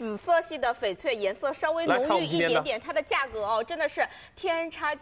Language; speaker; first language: Chinese; native; Chinese